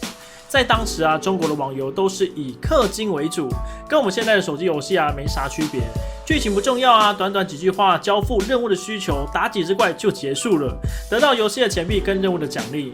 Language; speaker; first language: Chinese; native; Chinese